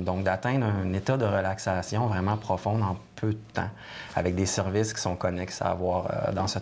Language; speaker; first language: French; native; French